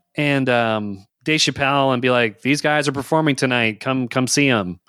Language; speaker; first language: English; native; English